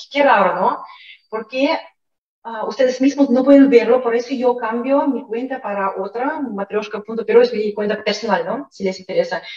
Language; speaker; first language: Spanish; non-native, fluent; Russian